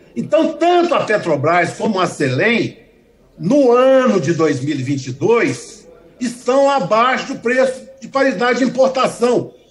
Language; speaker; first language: Portuguese; native; Portuguese